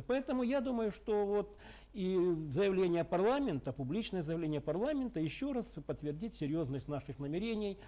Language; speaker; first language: Russian; native; Russian